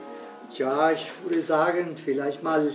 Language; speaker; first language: German; non-native, fluent; Spanish